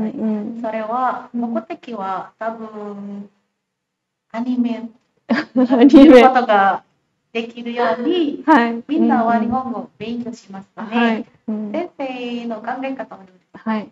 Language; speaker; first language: Japanese; non-native, learner; Indonesian